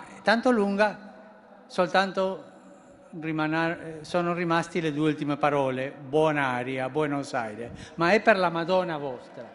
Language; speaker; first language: Italian; non-native, fluent; Spanish